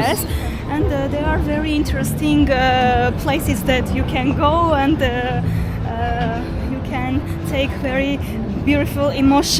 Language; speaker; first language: English; non-native, learner; Armenian